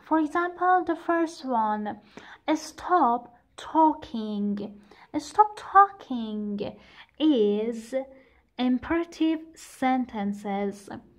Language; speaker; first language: English; non-native, fluent; Persian